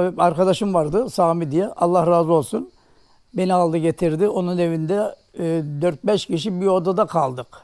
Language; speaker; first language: Turkish; native; Turkish